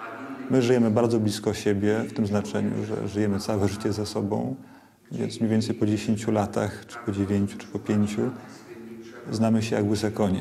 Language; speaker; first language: Polish; native; Polish